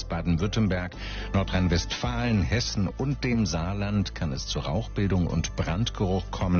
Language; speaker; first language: German; native; German